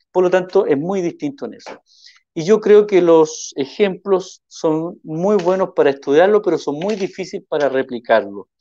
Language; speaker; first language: Spanish; native; Spanish